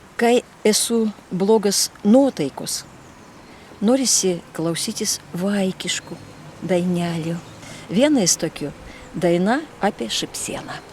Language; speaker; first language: Lithuanian; non-native, fluent; Russian